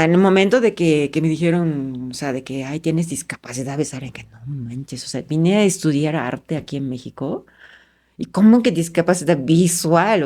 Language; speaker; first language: Spanish; non-native, fluent; Japanese